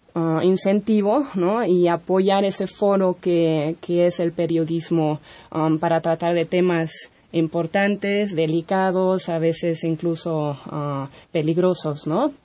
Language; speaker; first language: Spanish; non-native, fluent; German